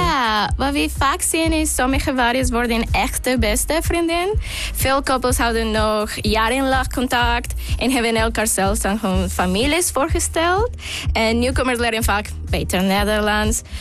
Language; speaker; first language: Dutch; non-native, fluent; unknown